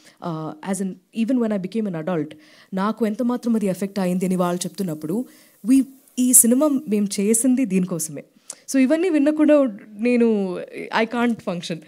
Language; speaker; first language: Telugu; non-native, fluent; Malayalam